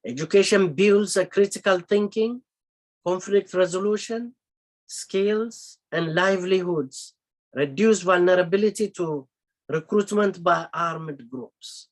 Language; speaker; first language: English; non-native, local second language; Amharic